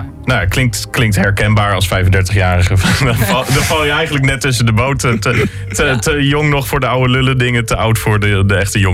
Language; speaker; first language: Dutch; native; Dutch